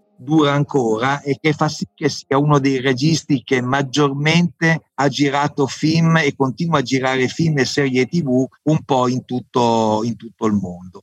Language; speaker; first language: Italian; native; Italian